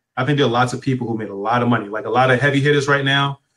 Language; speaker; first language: English; native; English